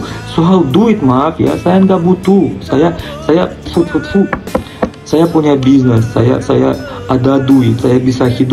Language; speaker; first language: Indonesian; non-native, learner; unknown